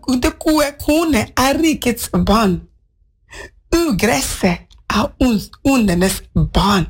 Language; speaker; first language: Swedish; non-native, learner; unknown